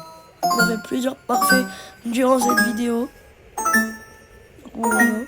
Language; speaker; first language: French; native; French